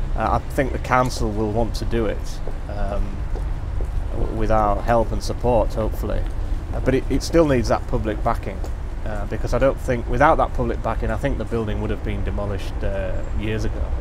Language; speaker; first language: English; native; English